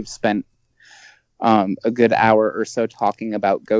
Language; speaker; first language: English; native; English